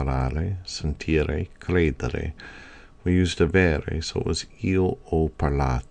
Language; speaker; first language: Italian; non-native, fluent; English